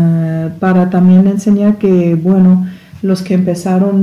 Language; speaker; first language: Spanish; non-native, learner; German